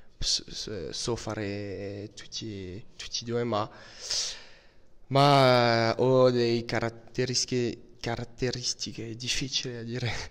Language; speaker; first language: Italian; non-native, learner; French